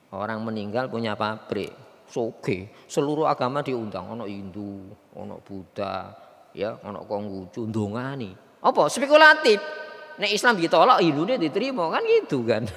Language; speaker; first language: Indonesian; non-native, local second language; Javanese